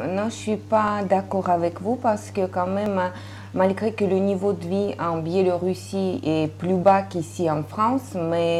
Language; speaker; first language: French; non-native, fluent; Russian